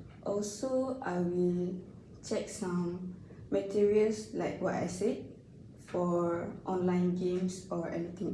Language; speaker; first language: English; non-native, learner; Malay